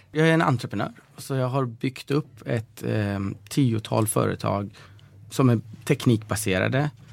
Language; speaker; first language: Swedish; early bilingual, other home language; Persian